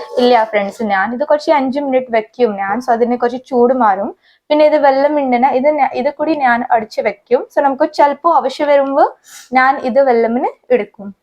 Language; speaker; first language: Malayalam; non-native, learner; Hindi